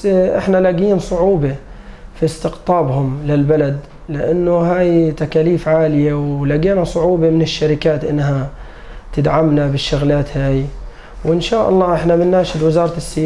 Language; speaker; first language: Arabic; native; Arabic